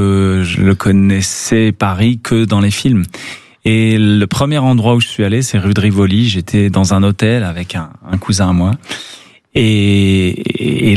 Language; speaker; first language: French; native; French